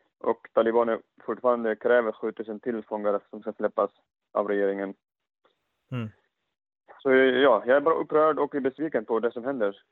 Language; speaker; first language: Swedish; non-native, fluent; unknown